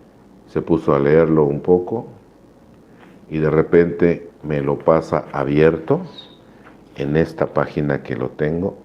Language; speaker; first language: Spanish; native; Spanish